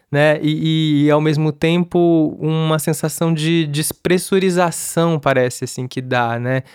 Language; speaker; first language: Portuguese; native; Portuguese